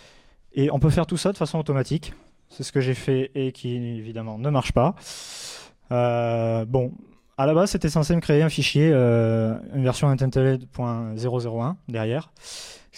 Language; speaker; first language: French; native; French